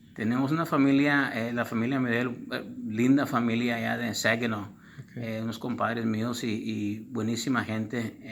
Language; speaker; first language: Spanish; early bilingual, other home language; English